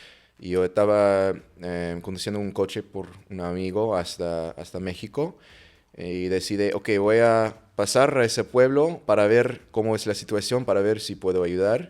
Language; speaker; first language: Spanish; non-native, fluent; English